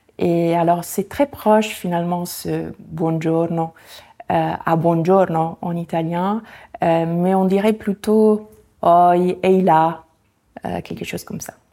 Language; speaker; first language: French; non-native, fluent; Italian